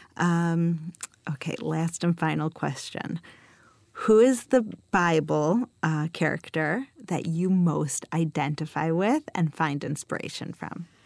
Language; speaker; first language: English; native; English